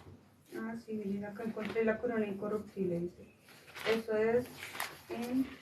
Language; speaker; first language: Spanish; native; Spanish